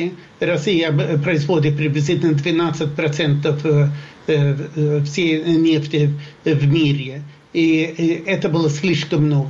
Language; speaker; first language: Russian; non-native, fluent; Swedish